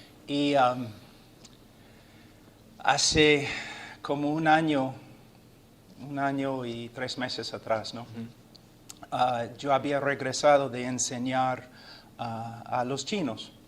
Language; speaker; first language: Spanish; non-native, fluent; English